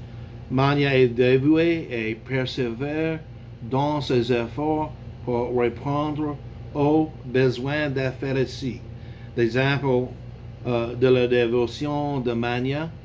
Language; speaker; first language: French; non-native, learner; English